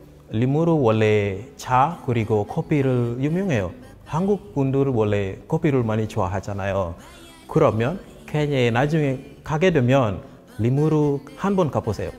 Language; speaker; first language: Korean; non-native, fluent; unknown